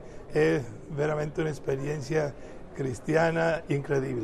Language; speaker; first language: Italian; non-native, fluent; Spanish